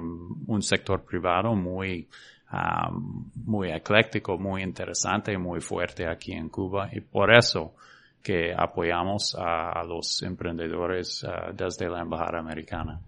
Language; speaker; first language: Spanish; non-native, fluent; English